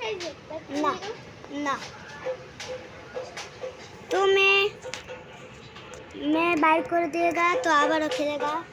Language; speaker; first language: Hindi; non-native, learner; Bangla